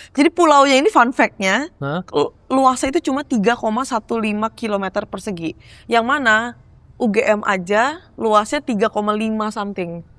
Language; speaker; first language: Indonesian; native; Indonesian